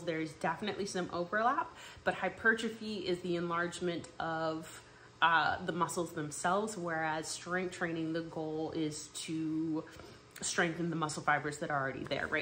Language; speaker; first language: English; native; English